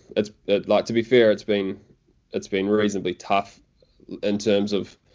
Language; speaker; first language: English; native; English